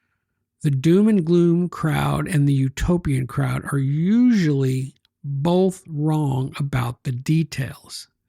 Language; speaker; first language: English; native; English